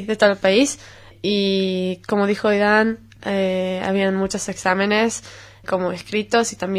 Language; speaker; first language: Spanish; non-native, fluent; Hebrew